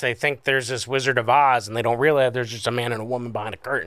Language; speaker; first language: English; native; English